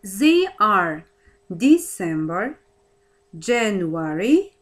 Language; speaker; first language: English; non-native, fluent; Kazakh